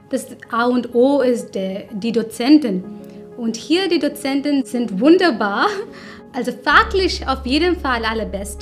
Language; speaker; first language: German; non-native, fluent; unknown